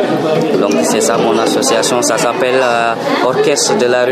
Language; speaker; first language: French; non-native, local second language; Fula